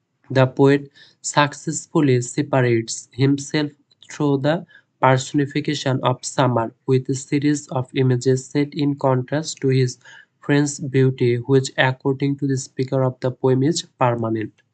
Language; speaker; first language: English; non-native, local second language; Bangla